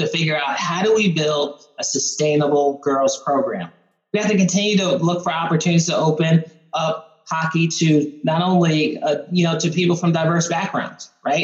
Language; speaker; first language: English; native; English